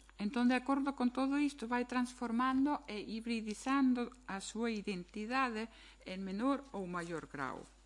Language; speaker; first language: Galician; non-native, fluent; German